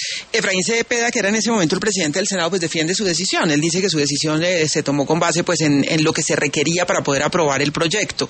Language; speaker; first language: Spanish; native; Spanish